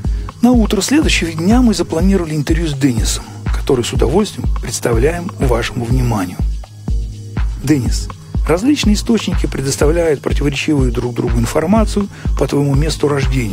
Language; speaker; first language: Russian; native; Russian